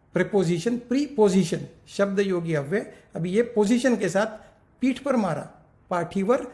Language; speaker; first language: Hindi; non-native, local second language; Marathi